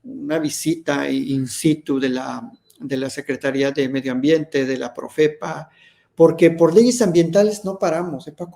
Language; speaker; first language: Spanish; native; Spanish